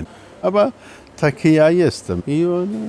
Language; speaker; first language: Polish; non-native, learner; Turkish